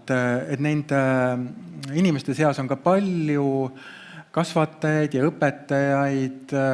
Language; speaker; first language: Estonian; native; Estonian